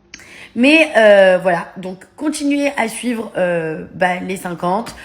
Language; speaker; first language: French; native; French